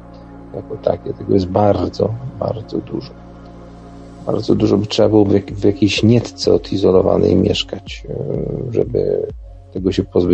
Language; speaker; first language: Polish; native; Polish